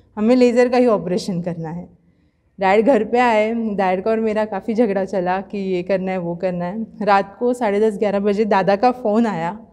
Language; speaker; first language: Hindi; non-native, local second language; Marathi